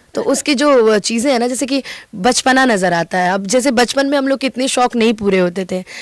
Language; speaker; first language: Hindi; native; Hindi